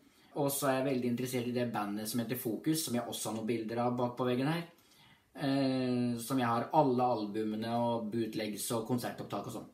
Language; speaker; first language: Norwegian; native; Norwegian